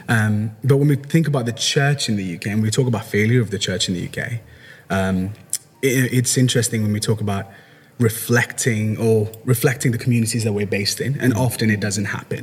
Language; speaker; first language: English; native; English